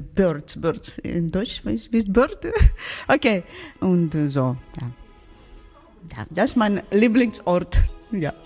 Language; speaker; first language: German; non-native, learner; Ukrainian